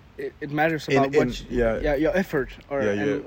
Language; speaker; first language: English; non-native, fluent; Danish